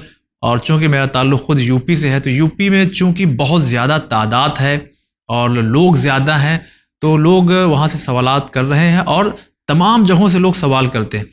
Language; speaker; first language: Urdu; native; Urdu